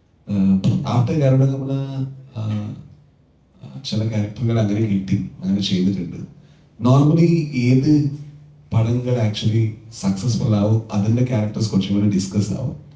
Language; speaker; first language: Malayalam; non-native, learner; Kannada